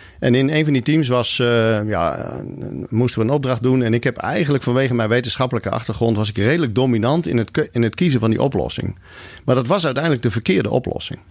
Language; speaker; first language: Dutch; native; Dutch